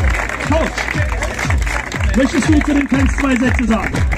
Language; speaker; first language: German; native; German